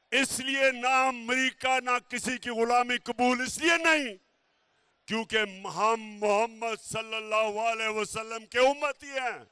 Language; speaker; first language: Urdu; native; Urdu